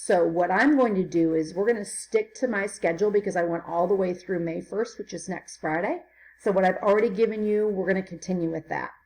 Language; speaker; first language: English; native; English